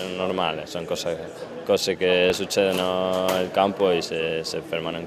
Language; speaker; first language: Italian; non-native, fluent; Spanish